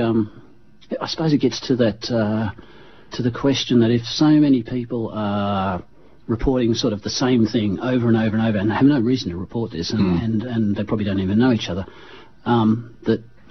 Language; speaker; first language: English; native; English